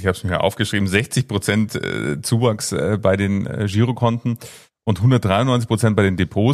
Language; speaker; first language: German; native; German